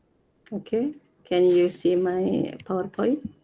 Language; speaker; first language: English; non-native, learner; Indonesian